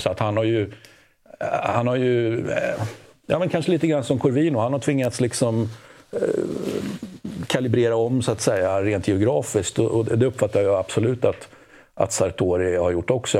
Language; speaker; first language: Swedish; native; Swedish